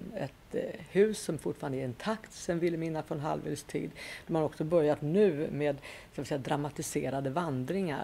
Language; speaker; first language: Swedish; native; Swedish